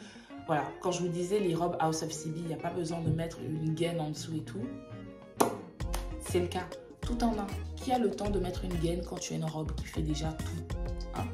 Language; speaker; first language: French; native; French